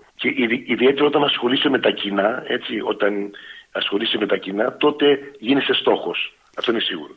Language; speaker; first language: Greek; early bilingual, heritage; Greek